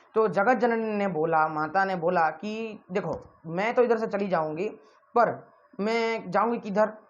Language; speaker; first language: Hindi; non-native, local second language; Odia